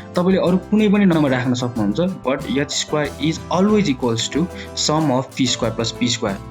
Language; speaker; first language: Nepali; native; Nepali